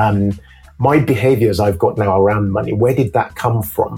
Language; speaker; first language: English; non-native, local second language; Yoruba